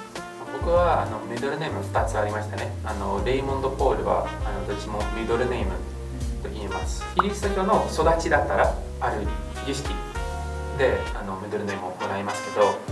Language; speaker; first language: Japanese; non-native, fluent; English